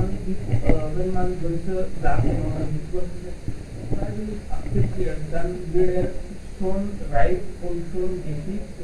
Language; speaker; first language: German; non-native, learner; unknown